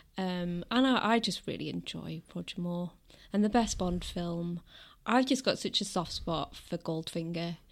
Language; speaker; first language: English; native; English